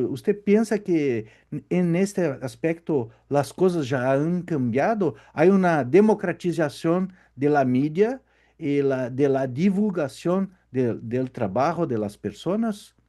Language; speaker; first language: Spanish; non-native, fluent; Portuguese